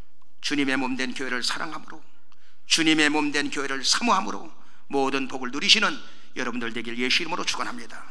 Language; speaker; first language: Korean; native; Korean